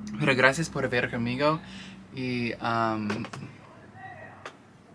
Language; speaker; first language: Spanish; non-native, learner; English